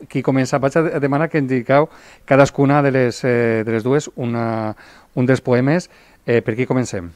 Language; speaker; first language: Catalan; native; Catalan